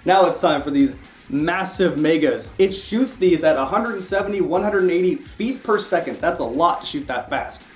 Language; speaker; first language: English; native; English